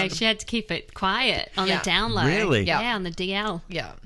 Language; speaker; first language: English; native; English